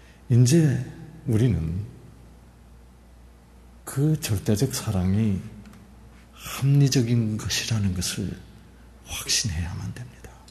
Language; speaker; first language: Korean; native; Korean